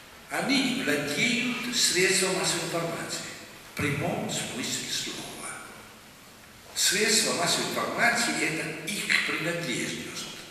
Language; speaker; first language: Russian; non-native, fluent; Italian